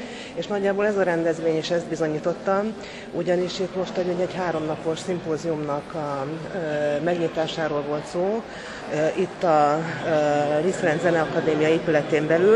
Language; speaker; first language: Hungarian; native; Hungarian